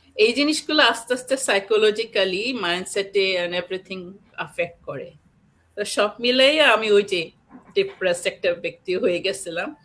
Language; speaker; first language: Bangla; early bilingual, heritage; Bangla